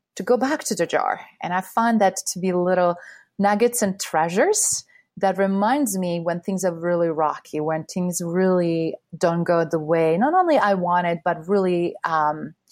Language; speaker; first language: English; non-native, fluent; Bosnian